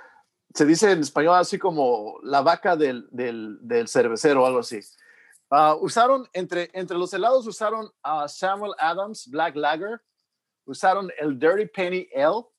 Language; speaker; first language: Spanish; early bilingual, heritage; Spanish